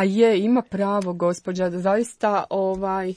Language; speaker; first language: Croatian; native; Croatian